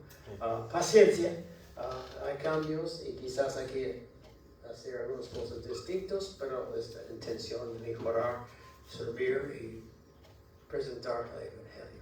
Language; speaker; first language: Spanish; non-native, learner; English